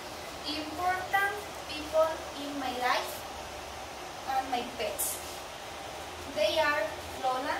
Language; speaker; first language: English; non-native, learner; Spanish